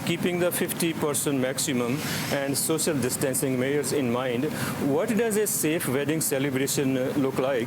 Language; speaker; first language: English; non-native, fluent; Punjabi